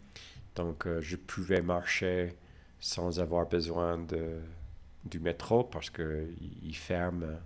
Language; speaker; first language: French; non-native, fluent; English